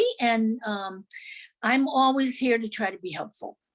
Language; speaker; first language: English; native; English